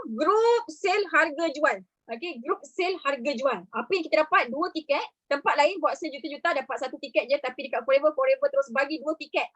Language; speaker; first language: Malay; native; Malay